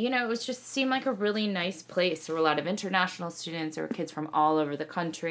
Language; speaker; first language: English; native; English